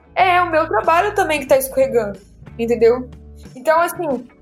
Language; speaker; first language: Portuguese; native; Portuguese